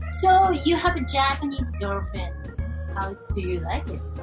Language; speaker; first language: English; non-native, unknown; Japanese